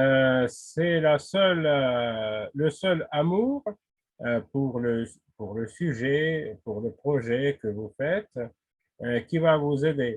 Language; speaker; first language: French; non-native, fluent; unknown